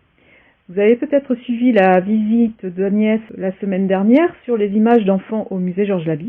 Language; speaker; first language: French; native; French